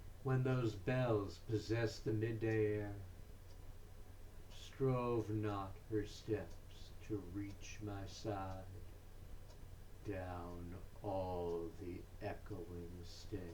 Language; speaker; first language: English; native; English